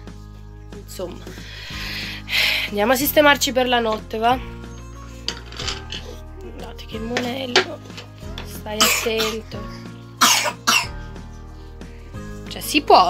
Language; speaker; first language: Italian; native; Italian